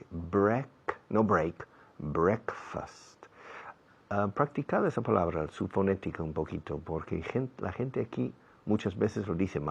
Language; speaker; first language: Spanish; non-native, fluent; English